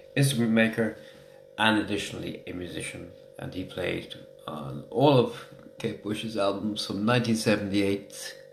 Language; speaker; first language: English; native; English